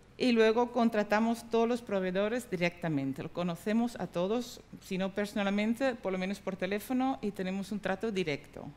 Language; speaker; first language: Spanish; non-native, fluent; Dutch